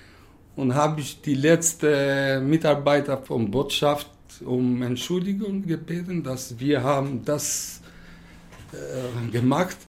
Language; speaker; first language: German; non-native, learner; Albanian